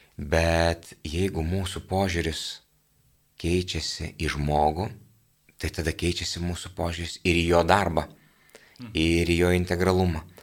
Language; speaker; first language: Lithuanian; native; Lithuanian